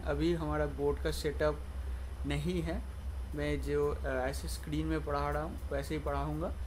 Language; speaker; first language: Hindi; non-native, local second language; Bangla